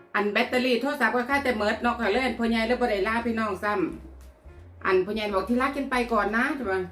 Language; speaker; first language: Thai; non-native, local second language; Northeastern Thai